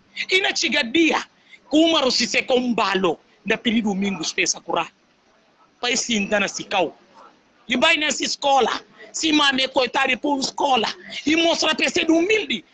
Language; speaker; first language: Portuguese; non-native, local second language; Upper Guinea Crioulo